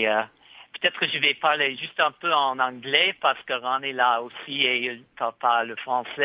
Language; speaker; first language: French; non-native, fluent; English